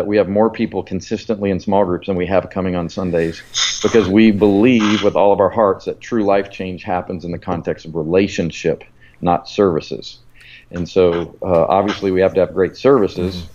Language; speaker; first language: English; native; English